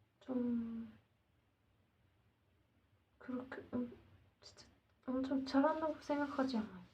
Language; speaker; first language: Korean; non-native, learner; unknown